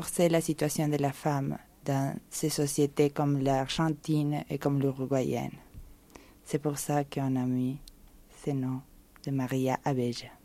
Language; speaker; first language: French; non-native, fluent; Spanish